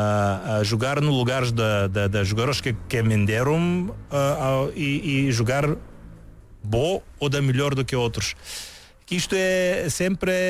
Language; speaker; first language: Portuguese; non-native, learner; Bulgarian